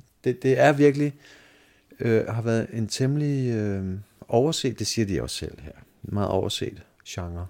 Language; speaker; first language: Danish; native; Danish